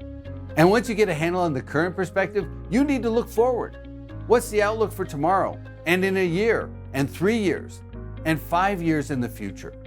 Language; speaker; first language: English; native; English